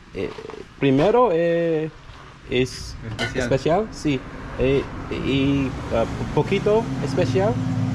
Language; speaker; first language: Spanish; non-native, learner; English